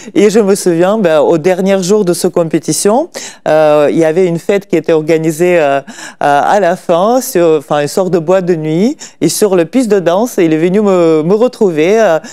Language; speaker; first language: French; non-native, fluent; Russian